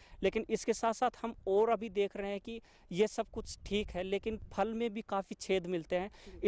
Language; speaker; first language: Hindi; native; Hindi